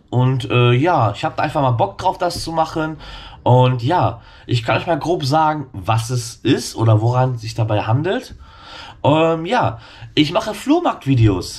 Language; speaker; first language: German; native; German